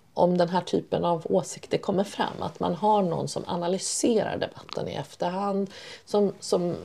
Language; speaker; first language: Swedish; early bilingual, other home language; Persian